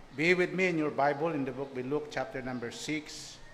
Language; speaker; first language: English; non-native, local second language; Filipino